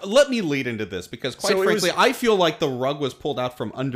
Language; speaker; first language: English; native; English